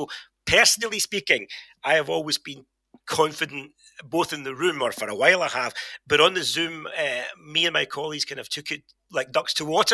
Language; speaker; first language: English; native; English